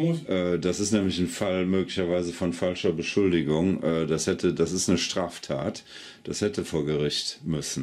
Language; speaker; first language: German; native; German